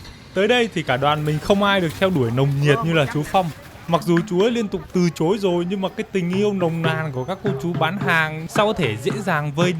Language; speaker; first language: Vietnamese; native; Vietnamese